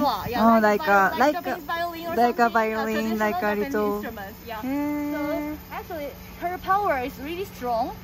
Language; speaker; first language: English; non-native, fluent; Chinese